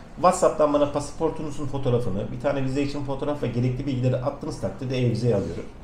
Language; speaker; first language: Turkish; native; Turkish